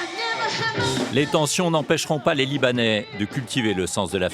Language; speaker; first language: French; native; French